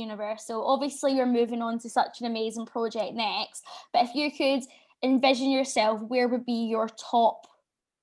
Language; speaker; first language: English; native; English